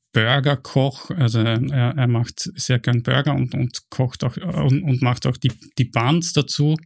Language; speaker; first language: German; native; German